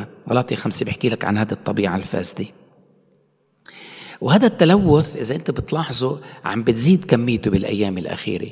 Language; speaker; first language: Arabic; native; Arabic